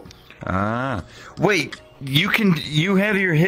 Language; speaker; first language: English; native; English